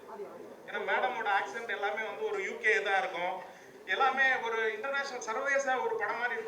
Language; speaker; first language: Tamil; native; Tamil